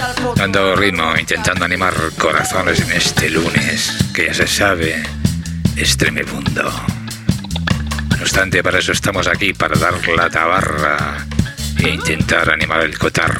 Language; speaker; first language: Spanish; native; Spanish